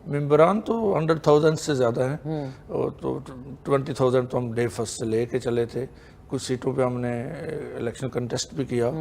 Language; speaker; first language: Urdu; non-native, local second language; Punjabi